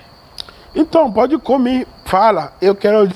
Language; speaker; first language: Portuguese; non-native, learner; Yoruba